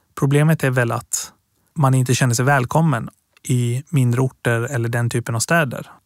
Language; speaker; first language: Swedish; early bilingual, other home language; Persian